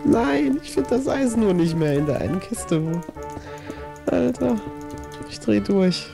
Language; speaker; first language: German; native; German